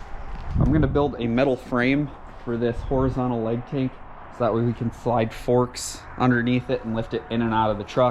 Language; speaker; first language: English; native; English